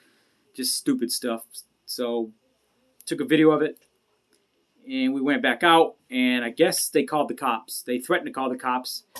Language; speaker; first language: English; native; English